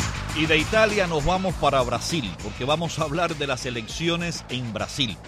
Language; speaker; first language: Spanish; native; Spanish